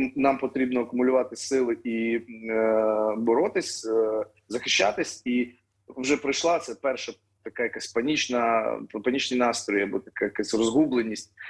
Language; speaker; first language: Ukrainian; native; Ukrainian